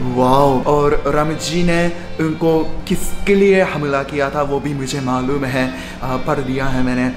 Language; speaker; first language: Hindi; non-native, learner; Japanese